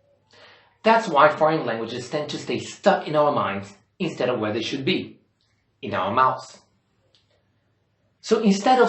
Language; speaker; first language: English; non-native, fluent; Portuguese